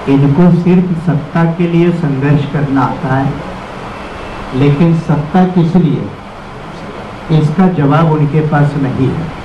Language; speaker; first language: Hindi; non-native, local second language; Marathi